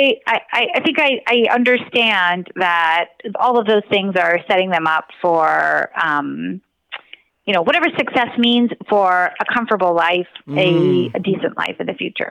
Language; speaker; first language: English; native; English